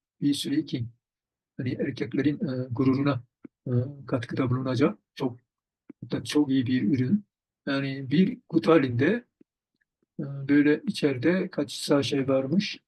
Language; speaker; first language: Turkish; non-native, fluent; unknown